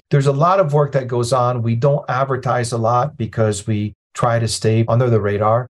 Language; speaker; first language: English; early bilingual, other home language; Arabic